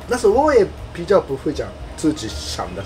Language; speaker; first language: Chinese; non-native, fluent; Japanese